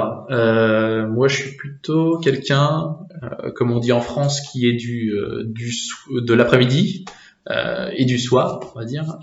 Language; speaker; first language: French; native; French